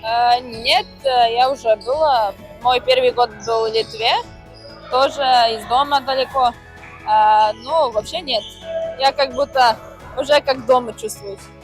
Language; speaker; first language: Russian; non-native, fluent; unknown